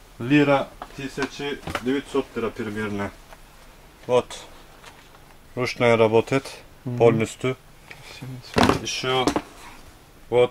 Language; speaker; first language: Russian; non-native, learner; Turkish